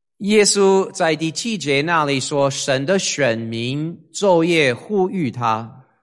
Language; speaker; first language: Chinese; non-native, fluent; English